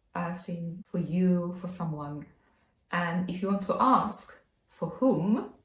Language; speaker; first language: English; non-native, fluent; Polish